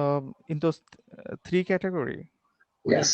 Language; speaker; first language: English; non-native, learner; Bangla